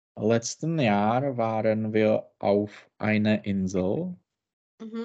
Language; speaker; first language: German; non-native, learner; Czech